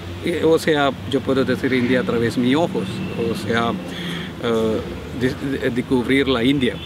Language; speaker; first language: Spanish; non-native, learner; Malayalam